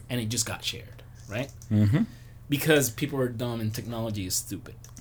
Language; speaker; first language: English; non-native, local second language; Spanish